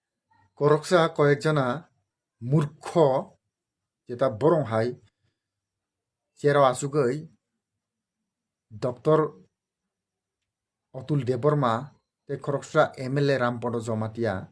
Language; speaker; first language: Bangla; non-native, local second language; Kok Borok